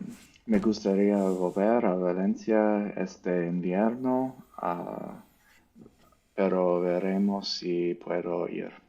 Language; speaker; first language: Spanish; non-native, learner; English